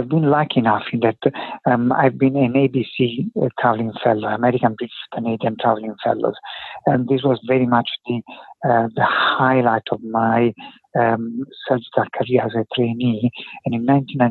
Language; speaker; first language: English; non-native, fluent; Italian